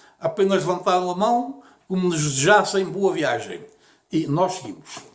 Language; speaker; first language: Portuguese; native; Portuguese